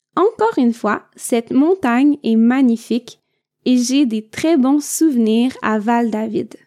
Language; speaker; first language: French; native; French